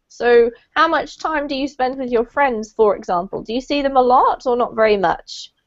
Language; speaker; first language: English; native; English